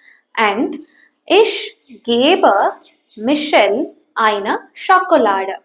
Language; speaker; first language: German; non-native, learner; Tamil